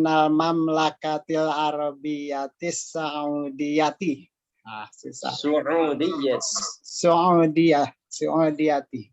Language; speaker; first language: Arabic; non-native, learner; Indonesian